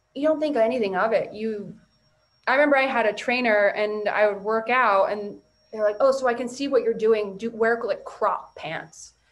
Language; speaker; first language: English; native; English